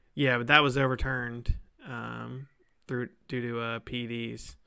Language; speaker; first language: English; native; English